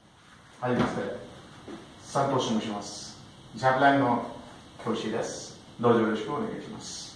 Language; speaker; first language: Japanese; non-native, fluent; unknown